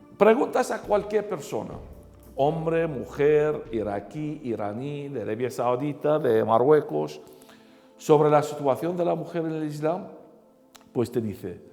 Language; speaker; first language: Spanish; non-native, fluent; Arabic